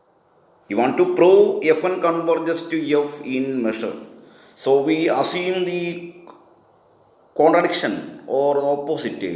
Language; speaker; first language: English; non-native, local second language; Malayalam